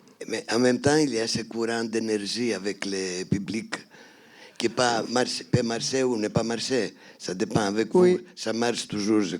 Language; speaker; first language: French; non-native, fluent; Greek